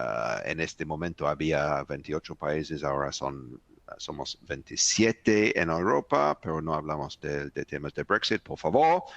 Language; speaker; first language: Spanish; non-native, fluent; English